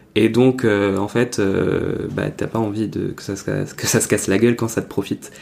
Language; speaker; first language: French; native; French